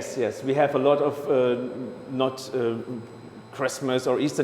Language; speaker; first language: English; non-native, learner; German